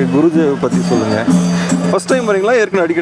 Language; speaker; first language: Tamil; native; Tamil